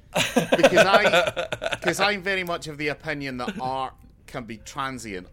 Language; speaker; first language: English; native; English